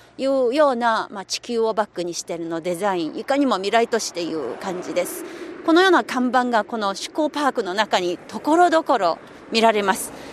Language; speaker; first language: Japanese; non-native, fluent; Chinese